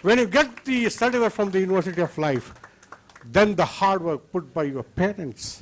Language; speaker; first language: English; non-native, local second language; Kannada